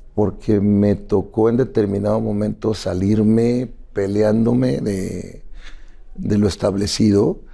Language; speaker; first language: Spanish; native; Spanish